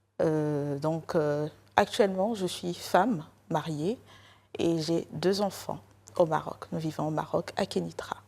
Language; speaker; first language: French; non-native, local second language; Lingala